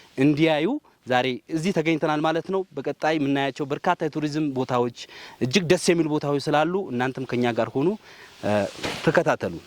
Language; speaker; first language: Amharic; non-native, local second language; Sebat Bet Gurage